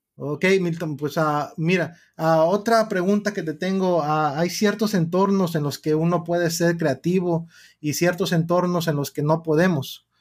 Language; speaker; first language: Spanish; early bilingual, heritage; Spanish